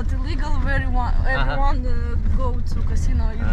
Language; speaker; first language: English; non-native, learner; Russian